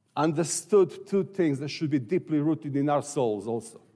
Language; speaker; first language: English; non-native, fluent; Serbian